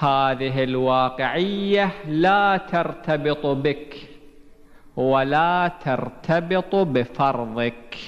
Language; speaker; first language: Arabic; native; Arabic